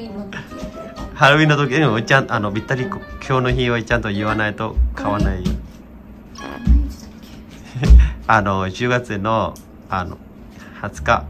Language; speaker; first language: Japanese; non-native, fluent; Vietnamese